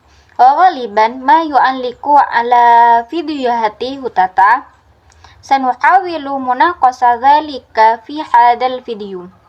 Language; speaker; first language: Arabic; non-native, fluent; Indonesian